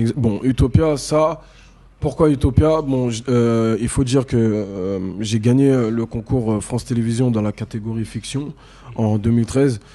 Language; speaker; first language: French; native; French